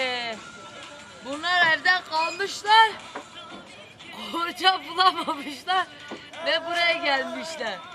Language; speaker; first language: Turkish; native; Turkish